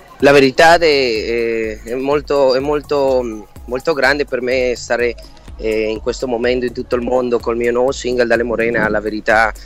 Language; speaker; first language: Italian; non-native, fluent; Spanish